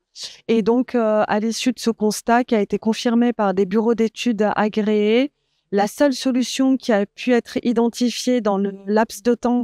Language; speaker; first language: French; native; French